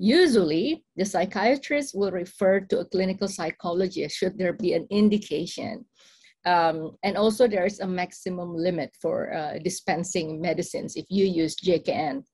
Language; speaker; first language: English; non-native, fluent; Indonesian